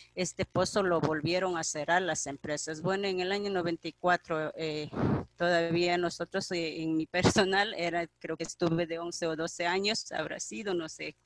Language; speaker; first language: Spanish; non-native, local second language; Quechua